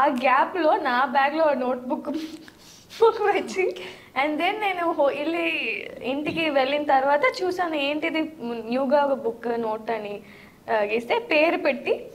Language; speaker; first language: Telugu; non-native, learner; Tamil